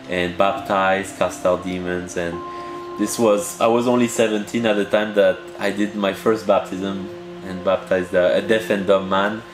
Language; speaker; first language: English; early bilingual, heritage; French